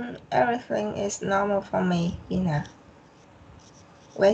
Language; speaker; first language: English; non-native, learner; Vietnamese